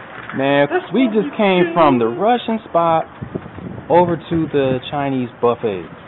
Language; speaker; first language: English; native; English